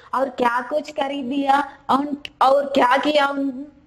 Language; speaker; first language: Hindi; non-native, local second language; Telugu